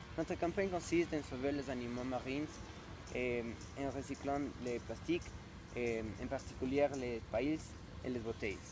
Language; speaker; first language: French; non-native, learner; Spanish